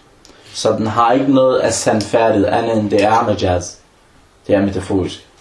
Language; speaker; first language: Danish; early bilingual, other home language; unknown